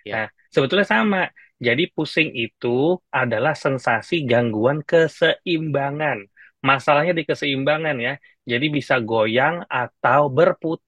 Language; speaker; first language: Indonesian; native; Indonesian